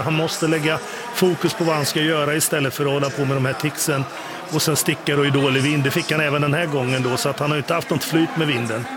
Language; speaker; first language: Swedish; native; Swedish